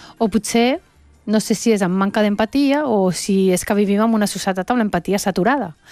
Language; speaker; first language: Catalan; early bilingual, heritage; Catalan